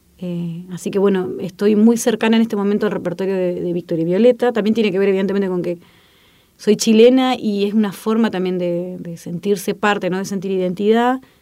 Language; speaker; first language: Spanish; native; Spanish